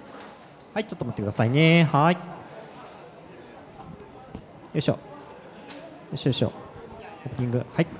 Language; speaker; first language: Japanese; native; Japanese